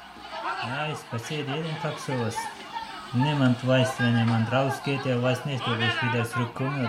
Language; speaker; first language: German; non-native, learner; Persian